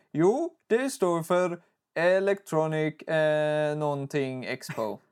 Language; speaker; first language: Swedish; native; Swedish